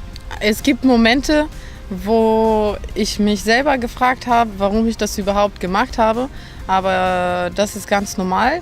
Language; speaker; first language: German; non-native, fluent; Macedonian